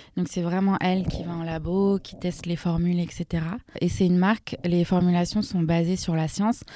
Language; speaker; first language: French; native; French